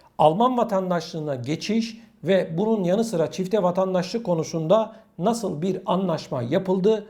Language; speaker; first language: Turkish; native; Turkish